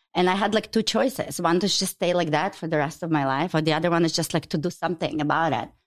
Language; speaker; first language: English; non-native, fluent; Ukrainian